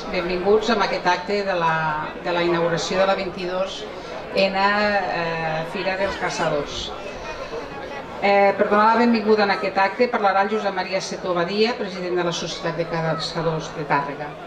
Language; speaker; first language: Catalan; native; Catalan